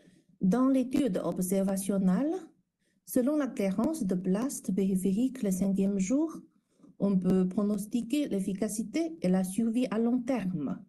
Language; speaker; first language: French; non-native, fluent; Chinese